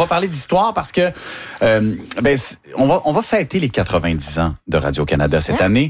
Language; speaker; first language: French; native; French